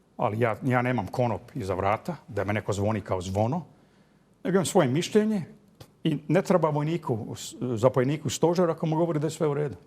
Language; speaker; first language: Bosnian; early bilingual, heritage; Croatian